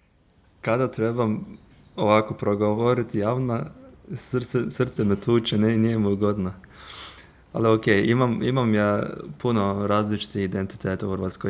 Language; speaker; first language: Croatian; non-native, fluent; Turkish